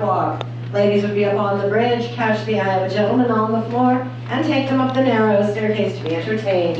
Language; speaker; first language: English; native; English